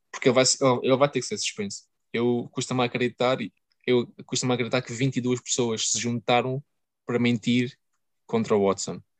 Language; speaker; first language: Portuguese; native; Portuguese